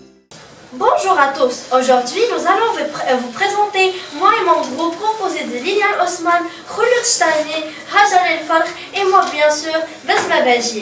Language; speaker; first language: French; non-native, local second language; Arabic